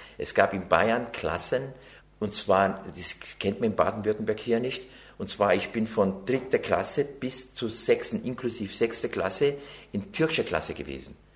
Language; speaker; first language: German; early bilingual, other home language; Turkish